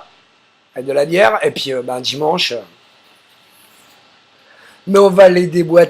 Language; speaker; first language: French; native; French